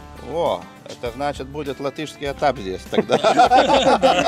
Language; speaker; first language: Russian; non-native, local second language; Lithuanian